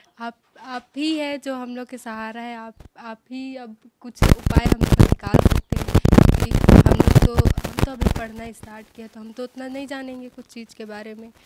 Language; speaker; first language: Hindi; native; Hindi